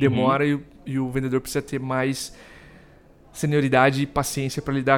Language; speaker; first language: Portuguese; native; Portuguese